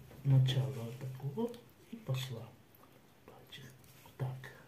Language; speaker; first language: Russian; native; Russian